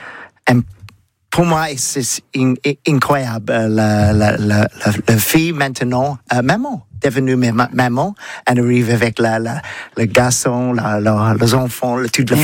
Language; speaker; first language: French; non-native, learner; English